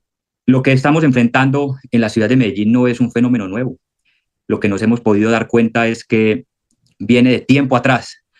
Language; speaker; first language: Spanish; native; Spanish